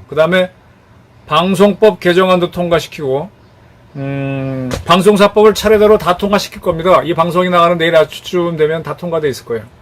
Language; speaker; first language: Korean; native; Korean